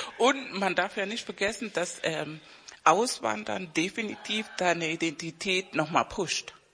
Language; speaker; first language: German; non-native, fluent; Spanish